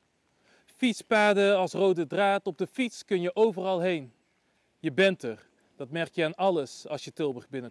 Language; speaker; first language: Dutch; native; Dutch